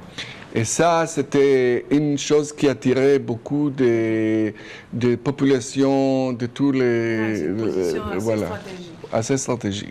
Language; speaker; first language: French; non-native, fluent; Hebrew